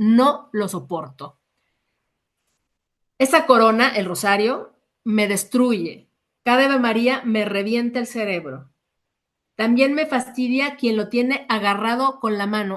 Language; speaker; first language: Spanish; native; Spanish